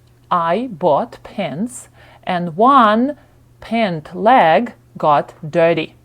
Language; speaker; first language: English; non-native, fluent; Ukrainian